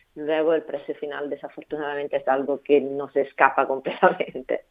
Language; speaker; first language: Spanish; early bilingual, heritage; Italian